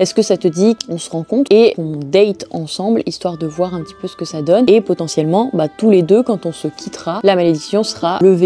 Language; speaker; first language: French; native; French